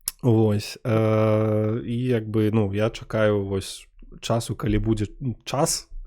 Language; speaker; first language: Belarusian; non-native, local second language; Russian